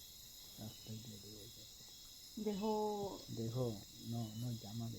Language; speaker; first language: Spanish; non-native, local second language; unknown